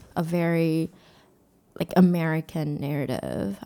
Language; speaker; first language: English; early bilingual, other home language; Korean